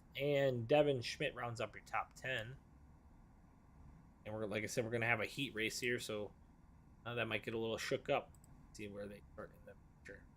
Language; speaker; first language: English; native; English